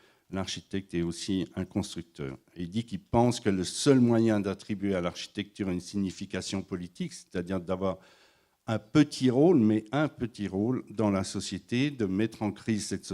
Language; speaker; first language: French; native; French